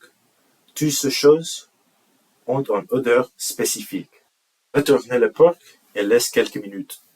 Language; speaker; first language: French; non-native, learner; English